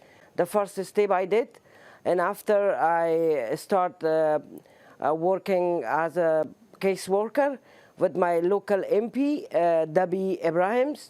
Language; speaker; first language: English; non-native, learner; Persian